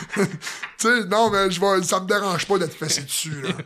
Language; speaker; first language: French; native; French